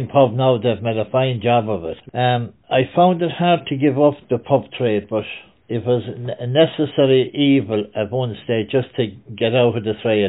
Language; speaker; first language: English; native; English